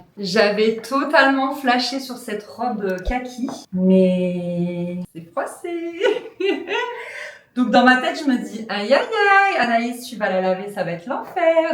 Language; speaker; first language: French; native; French